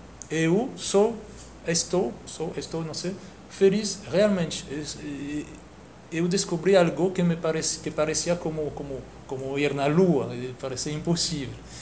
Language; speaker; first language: Portuguese; non-native, fluent; French